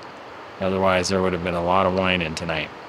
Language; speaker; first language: English; native; English